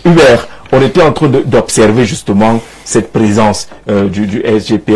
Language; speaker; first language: French; native; French